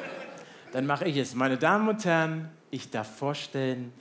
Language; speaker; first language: German; native; German